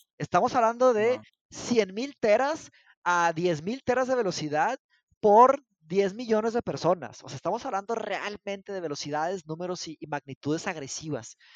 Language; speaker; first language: Spanish; early bilingual, other home language; Portuguese